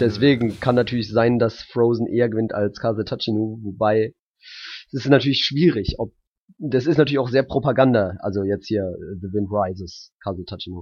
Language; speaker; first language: German; native; German